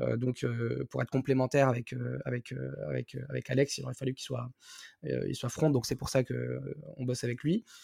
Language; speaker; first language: French; non-native, local second language; Arabic